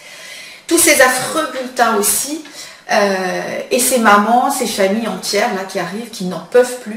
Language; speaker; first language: French; native; French